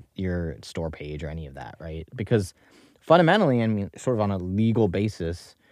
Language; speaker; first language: English; native; English